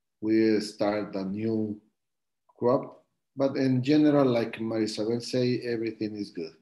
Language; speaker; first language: English; non-native, learner; Spanish